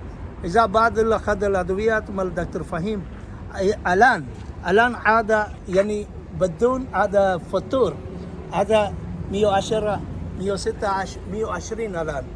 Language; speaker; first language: Arabic; non-native, learner; Urdu